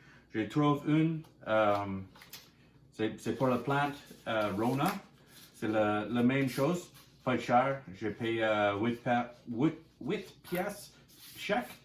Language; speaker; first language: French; non-native, learner; English